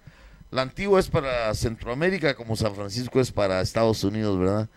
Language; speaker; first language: Spanish; native; Spanish